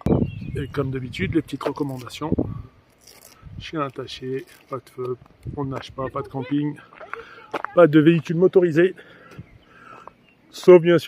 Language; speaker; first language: French; native; French